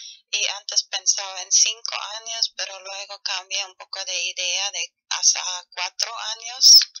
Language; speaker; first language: Spanish; non-native, fluent; German